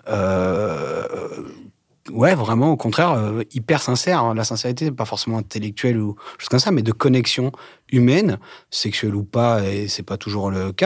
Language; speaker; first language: French; native; French